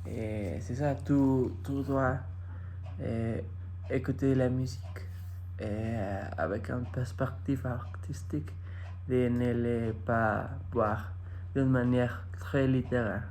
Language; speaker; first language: French; non-native, fluent; Spanish